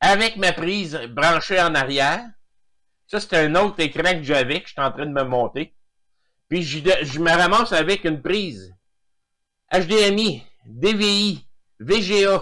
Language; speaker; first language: French; native; French